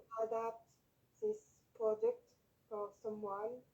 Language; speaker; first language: English; non-native, learner; French